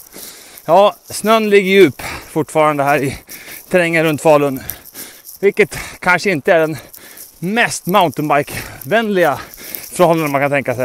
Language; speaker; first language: Swedish; native; Swedish